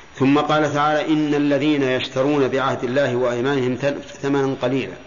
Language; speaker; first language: Arabic; native; Arabic